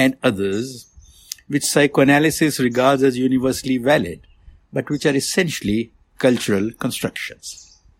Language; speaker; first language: English; non-native, local second language; Hindi